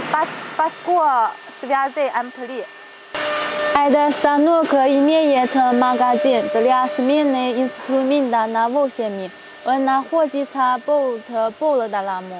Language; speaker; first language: Russian; non-native, learner; Chinese